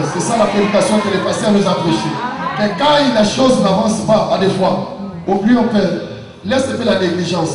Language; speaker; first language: French; non-native, local second language; Lingala